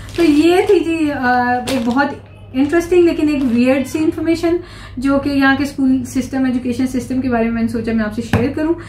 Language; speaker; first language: Urdu; native; Urdu